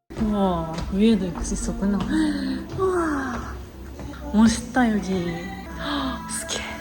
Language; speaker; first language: Korean; non-native, fluent; Japanese